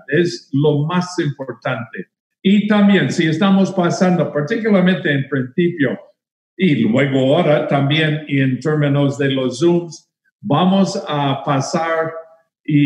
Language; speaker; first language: Spanish; non-native, fluent; English